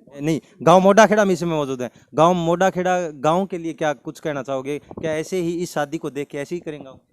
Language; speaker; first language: Hindi; native; Hindi